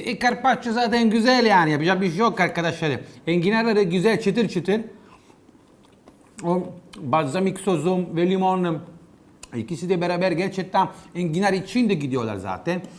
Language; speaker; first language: Turkish; non-native, learner; Italian